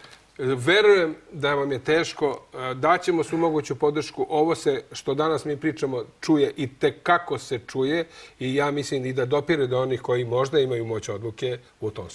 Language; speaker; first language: Croatian; native; Croatian